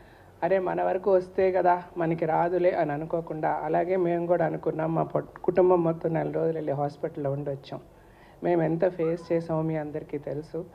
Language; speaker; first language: Telugu; native; Telugu